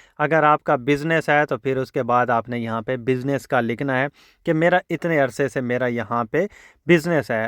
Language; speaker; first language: Urdu; non-native, local second language; Saraiki